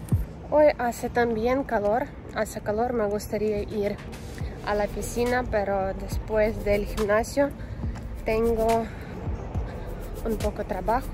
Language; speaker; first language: Spanish; non-native, learner; Ukrainian